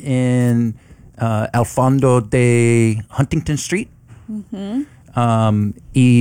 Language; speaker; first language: Spanish; non-native, learner; English